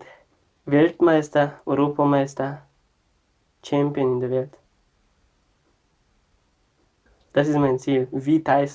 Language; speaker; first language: German; non-native, learner; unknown